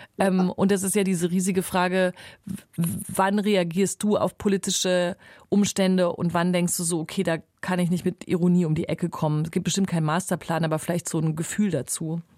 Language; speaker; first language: German; native; German